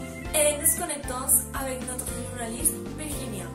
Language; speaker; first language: French; non-native, learner; Spanish